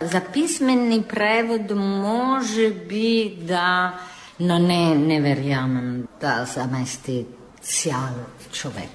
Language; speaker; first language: Bulgarian; non-native, fluent; Italian